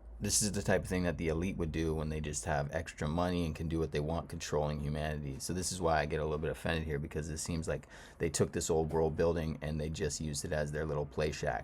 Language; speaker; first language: English; native; English